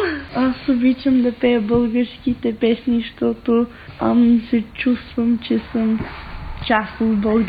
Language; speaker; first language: Bulgarian; early bilingual, heritage; Bulgarian